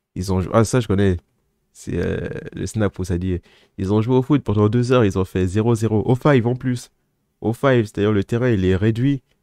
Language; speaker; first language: French; native; French